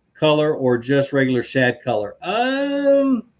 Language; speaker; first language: English; native; English